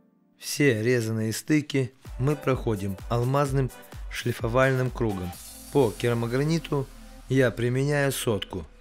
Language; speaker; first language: Russian; native; Russian